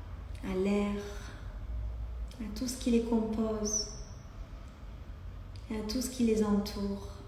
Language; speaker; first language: French; native; French